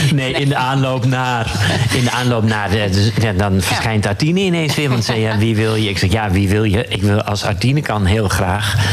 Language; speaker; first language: Dutch; native; Dutch